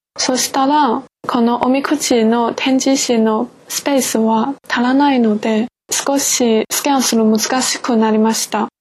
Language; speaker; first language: Japanese; non-native, fluent; Chinese